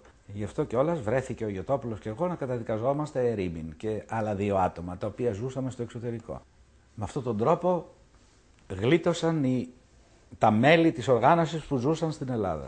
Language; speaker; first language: Greek; native; Greek